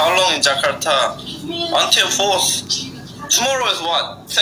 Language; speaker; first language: English; non-native, learner; Korean